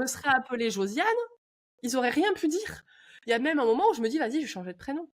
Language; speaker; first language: French; native; French